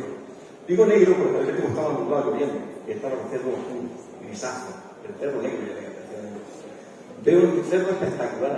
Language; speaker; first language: Spanish; native; Spanish